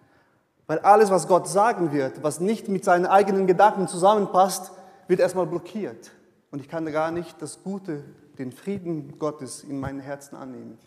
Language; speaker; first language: German; non-native, fluent; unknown